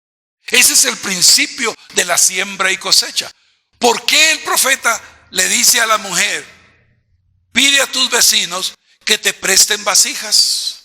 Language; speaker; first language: Spanish; native; Spanish